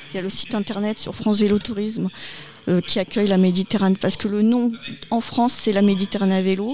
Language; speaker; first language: French; native; French